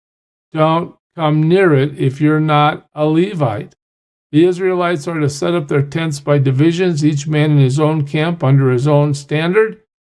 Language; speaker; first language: English; native; English